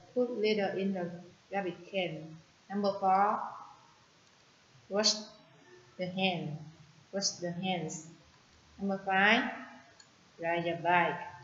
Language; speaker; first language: English; non-native, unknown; Vietnamese